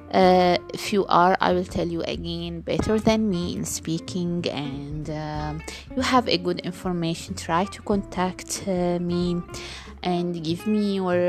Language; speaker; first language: English; non-native, learner; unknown